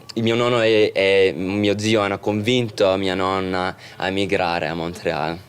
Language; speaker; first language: Italian; early bilingual, other home language; English